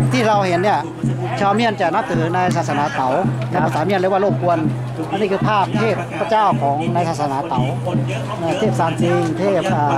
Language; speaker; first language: Thai; non-native, local second language; Iu Mien